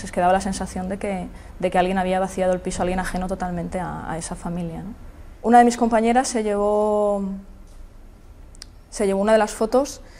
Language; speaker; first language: Spanish; native; Spanish